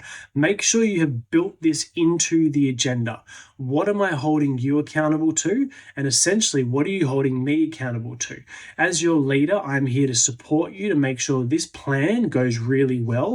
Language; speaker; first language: English; native; English